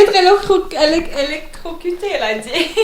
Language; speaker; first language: French; native; French